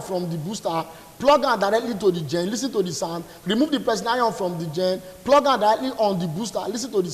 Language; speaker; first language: English; non-native, local second language; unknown